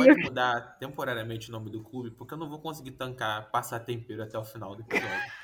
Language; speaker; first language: Portuguese; native; Portuguese